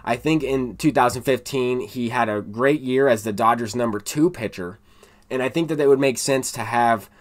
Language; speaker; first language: English; native; English